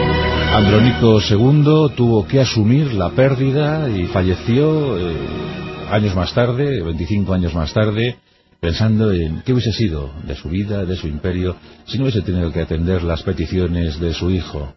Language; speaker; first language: Spanish; native; Spanish